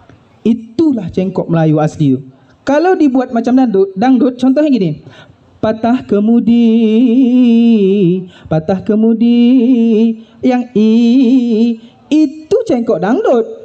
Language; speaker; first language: Indonesian; native; Indonesian